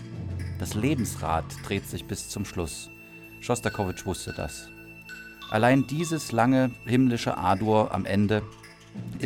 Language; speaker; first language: German; native; German